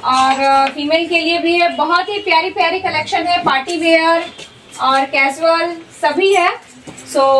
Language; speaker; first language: Hindi; native; Hindi